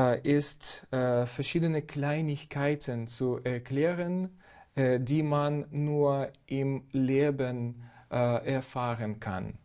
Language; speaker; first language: German; non-native, fluent; Ukrainian